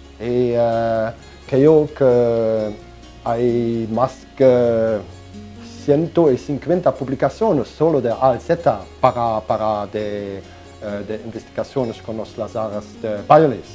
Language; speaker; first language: Spanish; non-native, learner; German